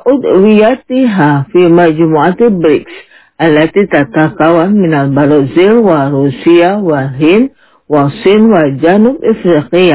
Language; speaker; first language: Arabic; non-native, fluent; Indonesian